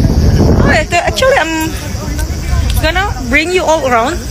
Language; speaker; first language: English; non-native, fluent; Indonesian